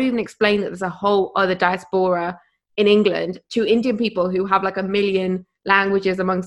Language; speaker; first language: English; native; English